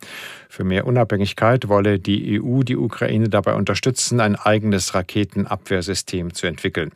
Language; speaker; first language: German; native; German